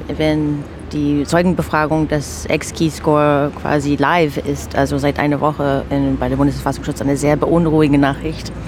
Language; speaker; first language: German; non-native, fluent; English